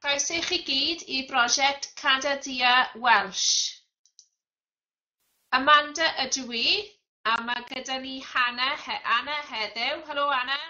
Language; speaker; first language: Welsh; non-native, fluent; English